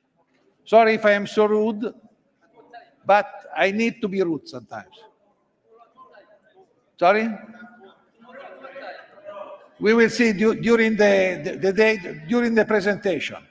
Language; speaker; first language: English; non-native, learner; Italian